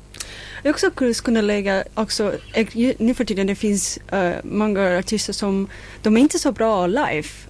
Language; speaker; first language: Swedish; non-native, fluent; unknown